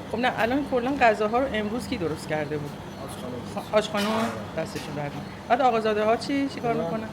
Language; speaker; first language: Persian; native; Persian